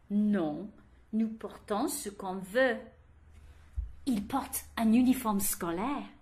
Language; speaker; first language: French; non-native, learner; English